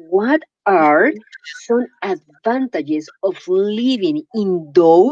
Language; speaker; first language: English; non-native, fluent; Spanish